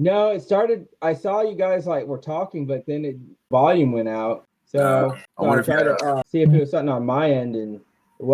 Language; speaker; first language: English; native; English